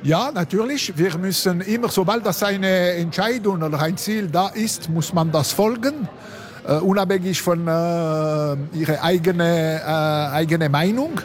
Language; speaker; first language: German; non-native, local second language; French